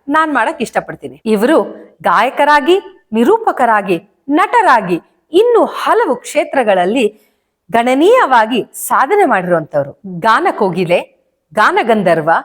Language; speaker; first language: Kannada; native; Kannada